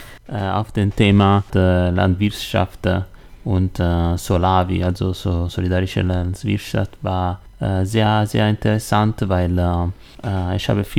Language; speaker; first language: German; non-native, learner; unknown